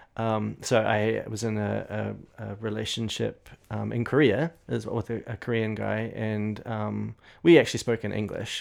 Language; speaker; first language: English; native; English